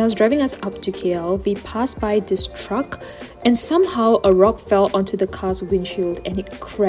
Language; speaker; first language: English; native; English